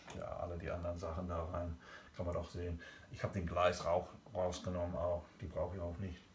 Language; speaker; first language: German; non-native, learner; English